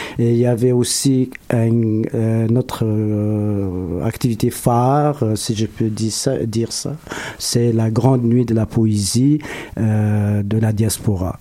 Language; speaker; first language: French; non-native, local second language; Arabic